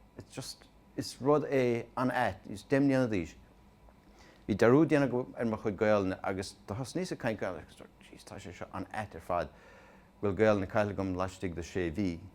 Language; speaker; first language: Irish; native; Irish